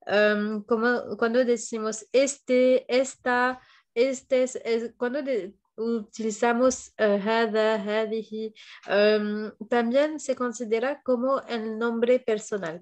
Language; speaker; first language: Spanish; non-native, fluent; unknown